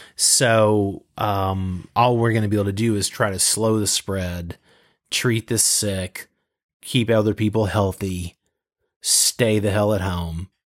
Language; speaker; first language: English; native; English